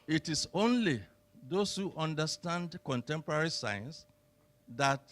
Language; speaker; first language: English; non-native, local second language; Yoruba